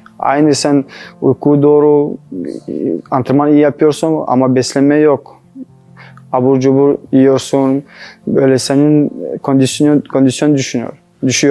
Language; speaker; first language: Turkish; non-native, learner; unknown